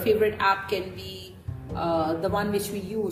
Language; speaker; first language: English; non-native, local second language; Urdu